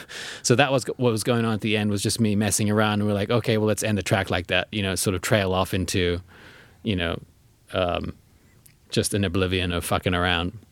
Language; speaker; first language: English; native; English